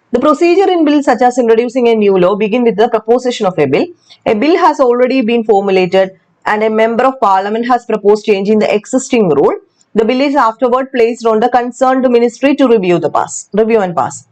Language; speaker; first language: English; non-native, local second language; Malayalam